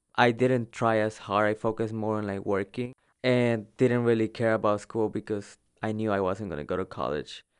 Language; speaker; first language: English; early bilingual, other home language; Spanish